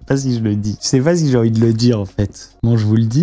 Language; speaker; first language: French; native; French